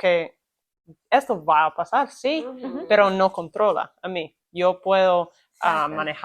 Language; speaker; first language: Spanish; non-native, learner; English